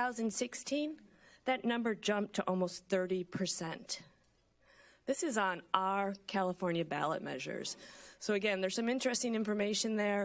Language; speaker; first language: English; native; English